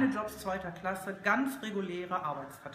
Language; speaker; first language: German; native; German